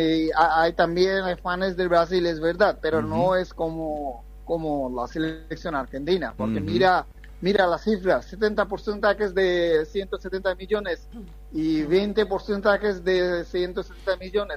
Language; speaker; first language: Spanish; non-native, fluent; Bangla